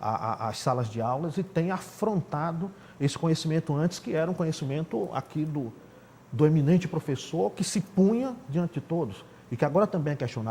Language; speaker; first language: Portuguese; native; Portuguese